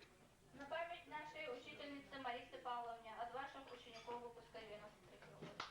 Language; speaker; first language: Russian; non-native, local second language; Yakut